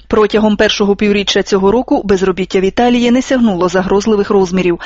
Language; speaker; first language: Ukrainian; native; Ukrainian